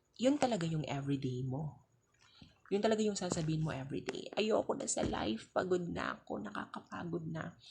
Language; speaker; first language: Filipino; non-native, local second language; Cebuano